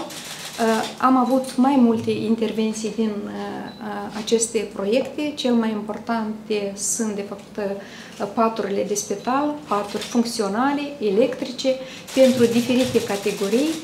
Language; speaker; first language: Romanian; native; Romanian